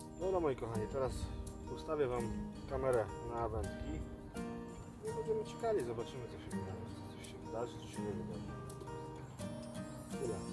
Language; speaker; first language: Polish; native; Polish